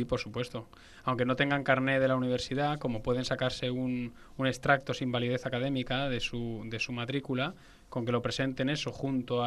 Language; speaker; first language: Spanish; native; Spanish